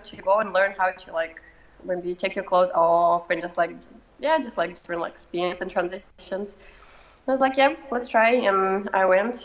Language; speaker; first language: English; non-native, fluent; Russian